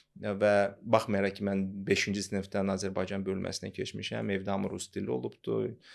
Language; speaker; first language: Azerbaijani; non-native, local second language; Russian